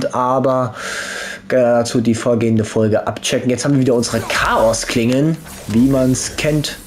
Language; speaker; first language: German; native; German